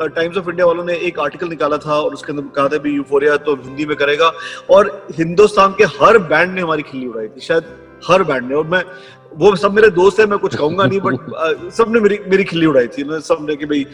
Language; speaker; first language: Hindi; native; Hindi